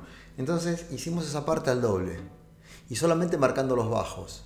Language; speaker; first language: Spanish; native; Spanish